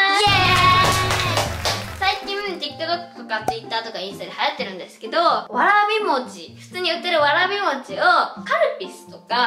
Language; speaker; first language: Japanese; native; Japanese